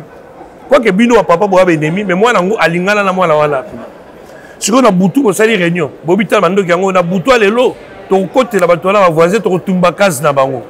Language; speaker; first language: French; non-native, local second language; Lingala